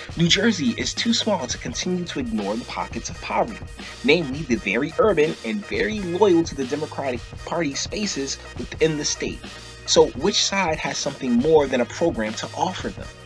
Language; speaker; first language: English; native; English